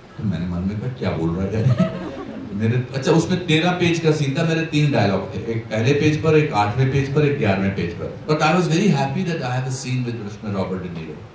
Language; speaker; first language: Hindi; native; Hindi